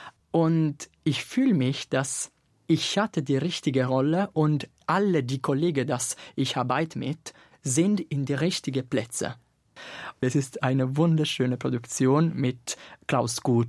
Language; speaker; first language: German; non-native, fluent; Italian